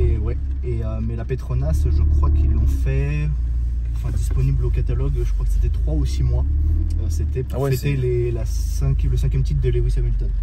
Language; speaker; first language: French; native; French